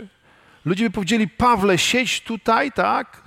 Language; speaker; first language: Polish; native; Polish